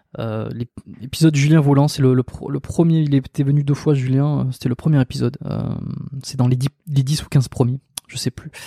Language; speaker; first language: French; native; French